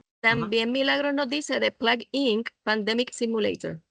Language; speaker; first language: Spanish; native; Spanish